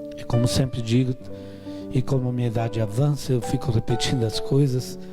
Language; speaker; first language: Portuguese; non-native, fluent; Italian